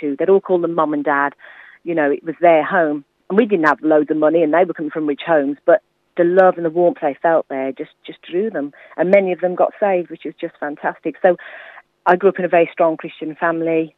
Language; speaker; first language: English; native; English